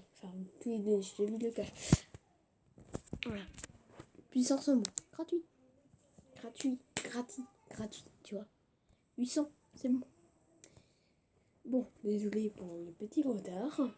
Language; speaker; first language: French; native; French